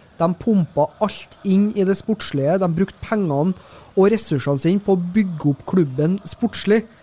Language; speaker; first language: Norwegian; native; Norwegian